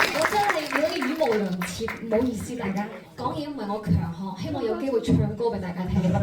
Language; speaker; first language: Cantonese; non-native, fluent; Chinese